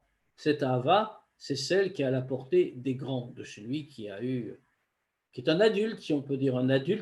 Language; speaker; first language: French; native; French